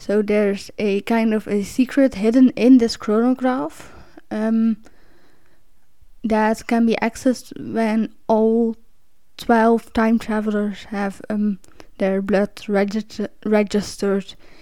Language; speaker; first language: English; non-native, fluent; Dutch